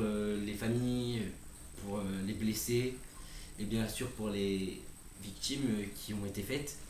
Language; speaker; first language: French; native; French